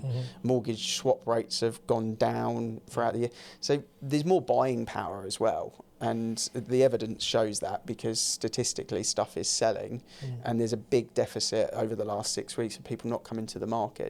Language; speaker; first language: English; native; English